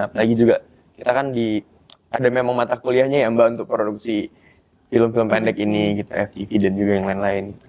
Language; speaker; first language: Indonesian; native; Indonesian